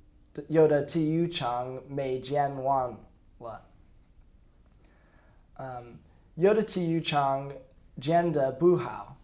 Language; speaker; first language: Chinese; non-native, learner; English